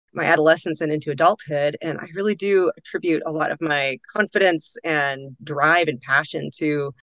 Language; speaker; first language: English; native; English